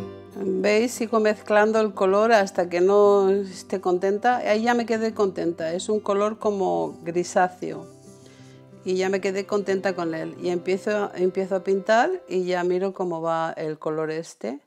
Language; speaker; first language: Spanish; native; Spanish